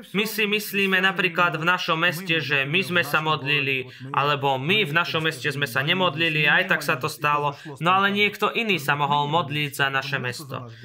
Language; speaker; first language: Slovak; non-native, fluent; Russian